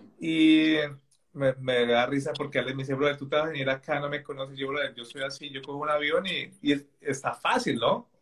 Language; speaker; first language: Spanish; native; Spanish